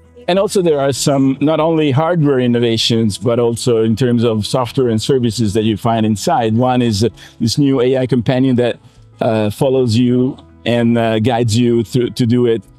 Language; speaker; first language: English; non-native, fluent; Italian